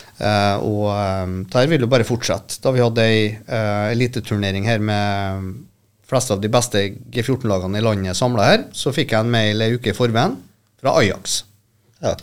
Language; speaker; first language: Norwegian; native; Norwegian